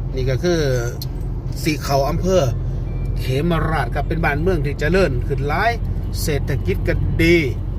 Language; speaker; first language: Thai; native; Thai